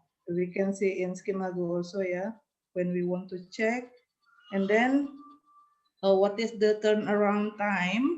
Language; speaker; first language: English; non-native, learner; Indonesian